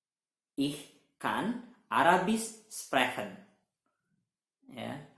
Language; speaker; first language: German; non-native, learner; Indonesian